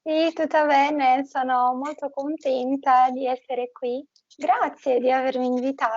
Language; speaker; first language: Italian; non-native, fluent; Portuguese